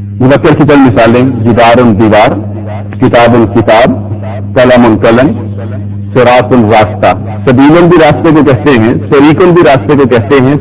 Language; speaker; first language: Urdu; non-native, local second language; Punjabi